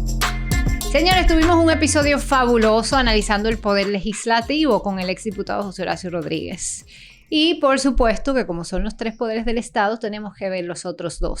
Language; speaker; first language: Spanish; native; Spanish